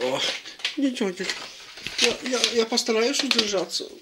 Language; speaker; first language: Russian; native; Russian